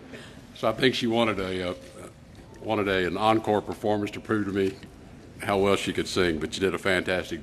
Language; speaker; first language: English; native; English